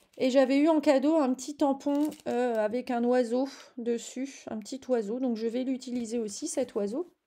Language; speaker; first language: French; native; French